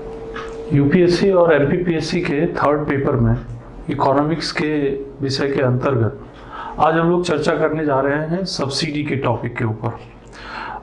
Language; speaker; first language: Hindi; native; Hindi